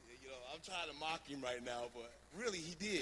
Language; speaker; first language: English; native; English